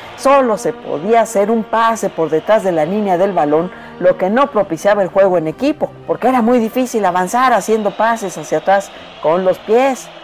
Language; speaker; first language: Spanish; native; Spanish